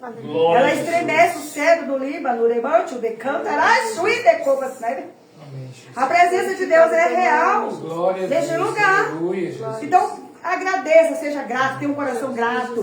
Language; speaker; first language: Portuguese; native; Portuguese